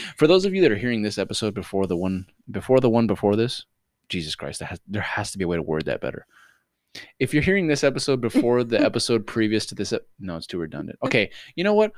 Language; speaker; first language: English; native; English